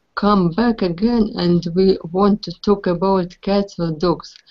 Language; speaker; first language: English; non-native, learner; Ukrainian